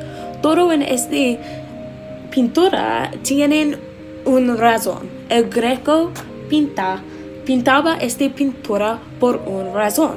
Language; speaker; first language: Spanish; non-native, learner; English